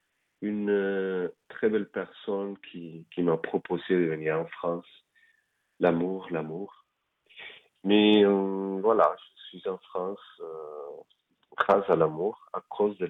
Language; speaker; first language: French; non-native, fluent; Spanish